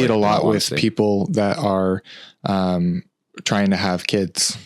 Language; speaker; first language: English; native; English